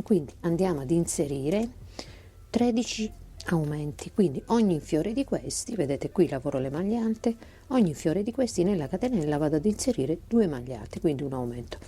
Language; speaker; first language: Italian; native; Italian